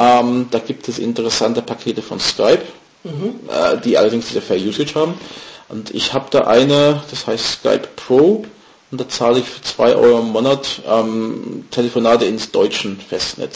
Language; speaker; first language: German; non-native, fluent; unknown